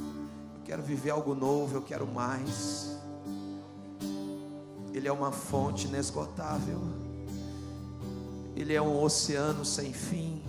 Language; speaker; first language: Portuguese; native; Portuguese